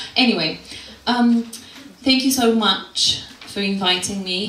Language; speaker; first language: English; non-native, fluent; Macedonian